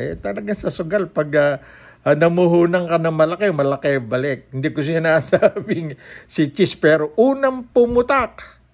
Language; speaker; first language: Filipino; native; Filipino